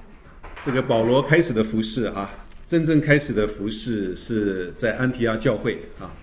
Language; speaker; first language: Chinese; native; Chinese